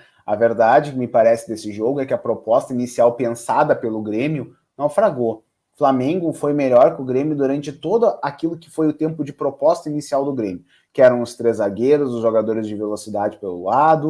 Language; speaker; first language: Portuguese; native; Portuguese